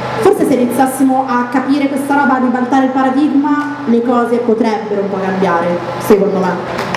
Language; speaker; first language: Italian; early bilingual, other home language; Arabic